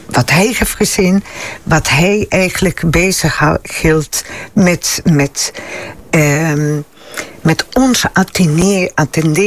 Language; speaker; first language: Dutch; non-native, fluent; Spanish